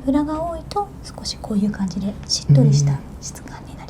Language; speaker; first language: Japanese; native; Japanese